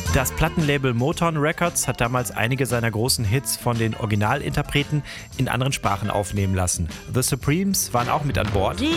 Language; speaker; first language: German; native; German